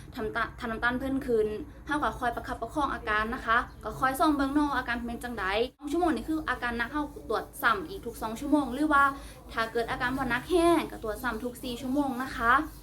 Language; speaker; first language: Thai; native; Thai